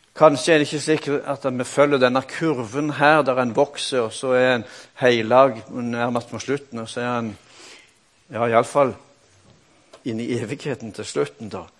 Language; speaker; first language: Norwegian; native; Norwegian